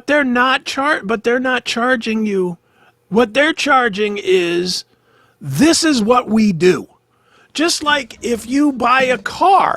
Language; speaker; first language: English; native; English